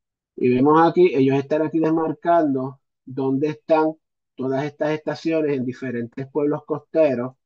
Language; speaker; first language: Spanish; native; Spanish